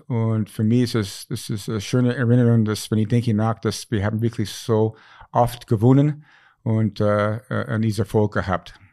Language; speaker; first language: German; non-native, fluent; English